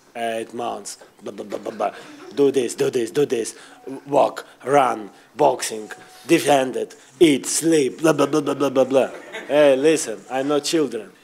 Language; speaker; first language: English; non-native, learner; Ukrainian